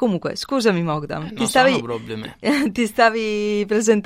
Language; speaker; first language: Italian; native; Italian